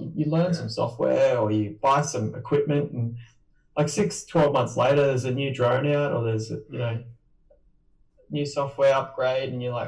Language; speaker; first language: English; native; English